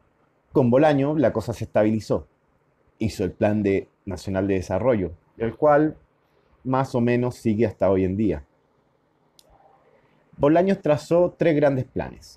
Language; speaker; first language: Spanish; native; Spanish